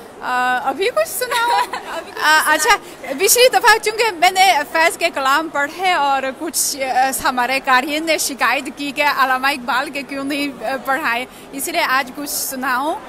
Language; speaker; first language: Hindi; non-native, fluent; Chinese